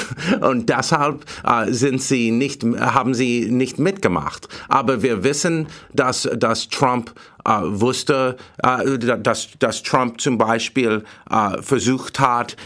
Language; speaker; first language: German; non-native, fluent; English